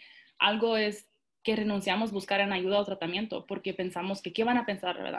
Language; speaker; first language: Spanish; early bilingual, heritage; Spanish